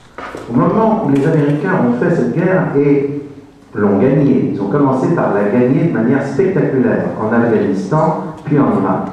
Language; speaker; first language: French; native; French